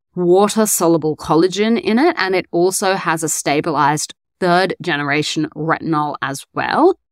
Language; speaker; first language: English; native; English